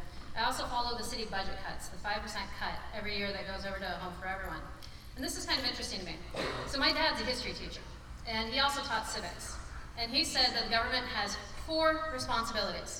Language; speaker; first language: English; native; English